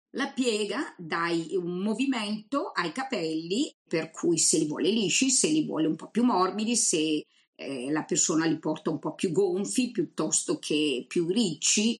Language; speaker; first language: Italian; native; Italian